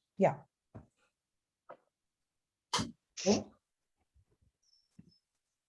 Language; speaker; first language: German; non-native, fluent; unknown